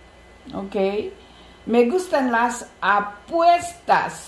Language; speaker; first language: Spanish; non-native, learner; Korean